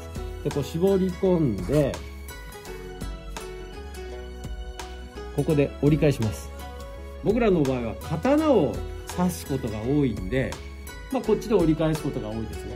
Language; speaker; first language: Japanese; native; Japanese